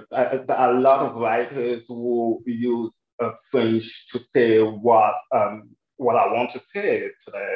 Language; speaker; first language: English; non-native, local second language; French